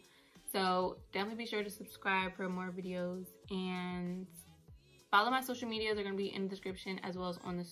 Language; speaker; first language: English; native; English